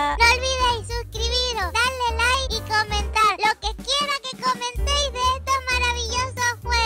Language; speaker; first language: Spanish; native; Spanish